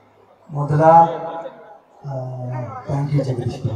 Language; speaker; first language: Tamil; non-native, learner; Malayalam